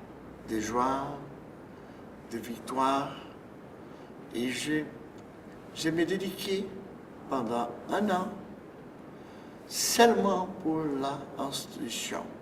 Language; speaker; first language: French; non-native, fluent; Portuguese